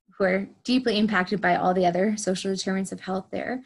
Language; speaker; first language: English; native; English